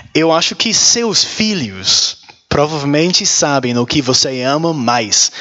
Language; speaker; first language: Portuguese; non-native, learner; English